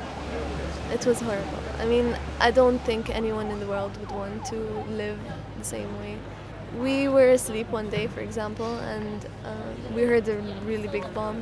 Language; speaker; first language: English; non-native, fluent; Arabic